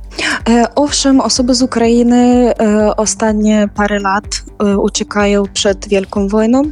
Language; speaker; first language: Polish; non-native, fluent; Ukrainian